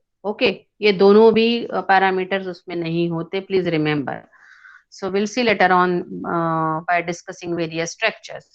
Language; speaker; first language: English; non-native, local second language; Hindi